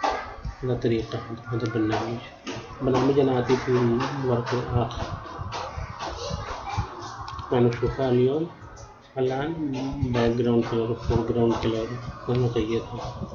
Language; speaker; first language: Arabic; non-native, learner; Urdu